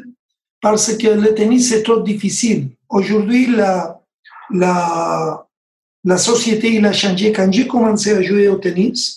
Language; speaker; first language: French; non-native, learner; Spanish